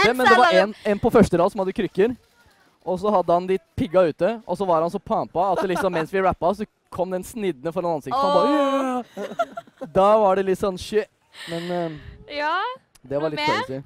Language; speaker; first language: Norwegian; native; Norwegian